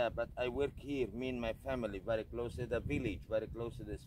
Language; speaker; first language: English; non-native, learner; Arabic